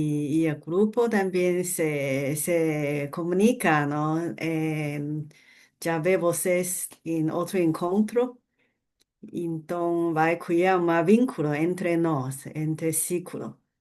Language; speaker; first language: Portuguese; non-native, learner; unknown